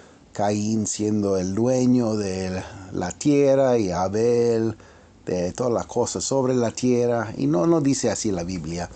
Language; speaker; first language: Spanish; non-native, fluent; English